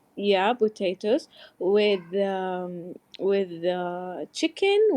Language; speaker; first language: English; non-native, learner; Arabic